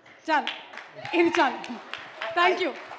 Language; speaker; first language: Telugu; native; Telugu